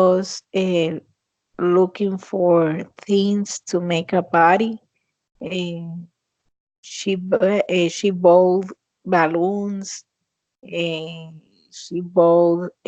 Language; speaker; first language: English; non-native, fluent; Spanish